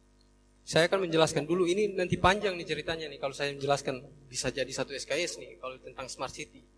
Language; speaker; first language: Indonesian; native; Indonesian